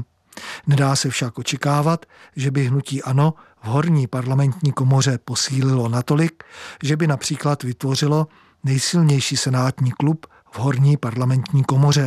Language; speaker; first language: Czech; native; Czech